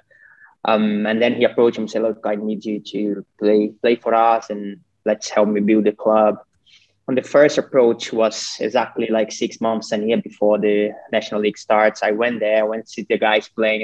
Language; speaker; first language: English; non-native, fluent; Portuguese